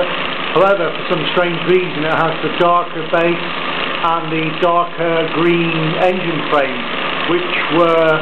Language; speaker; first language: English; native; English